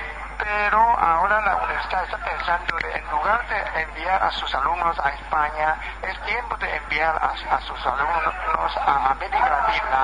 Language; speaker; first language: Spanish; non-native, fluent; Chinese